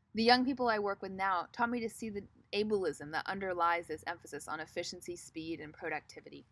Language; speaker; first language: English; native; English